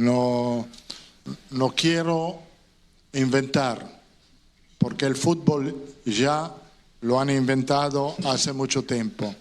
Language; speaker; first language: Spanish; non-native, fluent; Italian